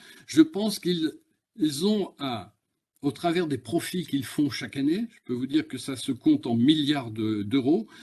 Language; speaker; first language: French; native; French